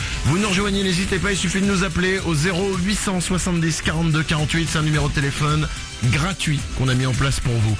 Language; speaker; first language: French; native; French